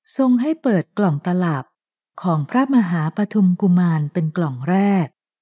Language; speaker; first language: Thai; native; Thai